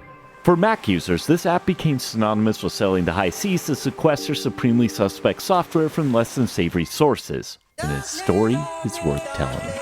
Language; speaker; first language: English; native; English